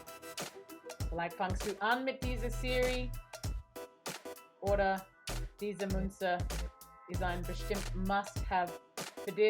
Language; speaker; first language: German; non-native, learner; English